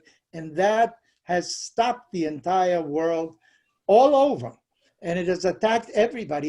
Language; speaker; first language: English; non-native, fluent; Spanish